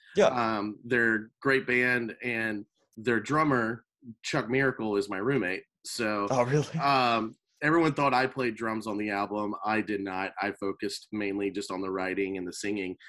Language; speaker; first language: English; native; English